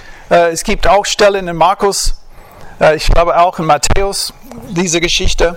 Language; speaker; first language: German; non-native, fluent; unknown